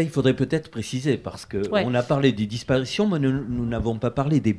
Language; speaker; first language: French; native; French